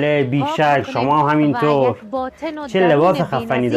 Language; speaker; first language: Persian; native; Persian